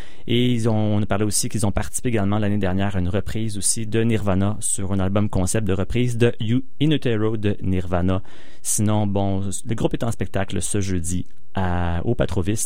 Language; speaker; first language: French; native; French